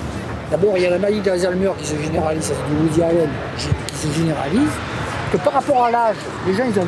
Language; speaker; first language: French; native; French